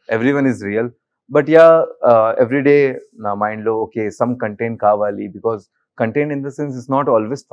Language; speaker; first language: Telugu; non-native, learner; Hindi